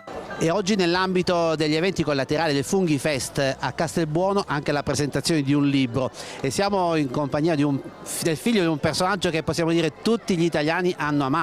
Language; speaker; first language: Italian; native; Italian